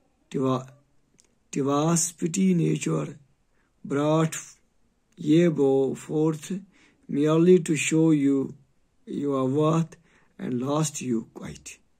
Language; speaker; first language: English; non-native, local second language; Urdu